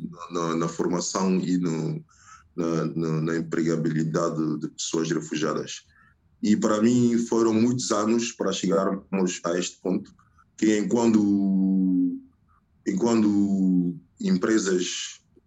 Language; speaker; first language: Portuguese; non-native, fluent; French